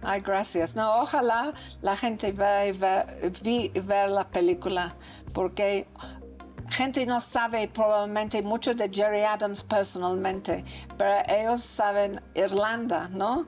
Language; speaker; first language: Spanish; non-native, learner; English